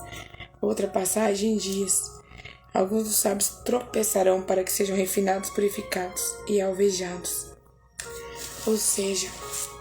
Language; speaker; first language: Portuguese; native; Portuguese